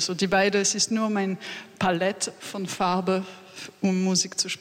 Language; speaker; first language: German; non-native, learner; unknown